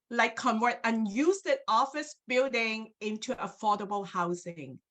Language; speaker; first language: English; non-native, local second language; Cantonese